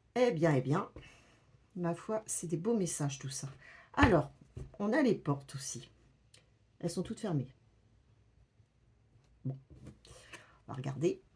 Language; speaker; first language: French; native; French